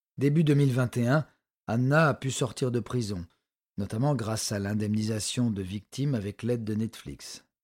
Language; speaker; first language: French; native; French